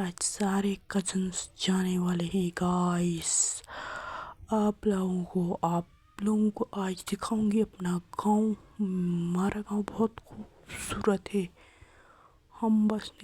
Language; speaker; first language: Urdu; non-native, local second language; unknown